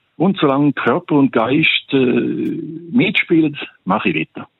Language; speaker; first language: German; native; German